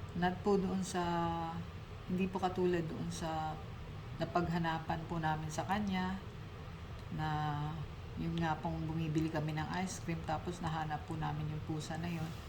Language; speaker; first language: Filipino; native; Filipino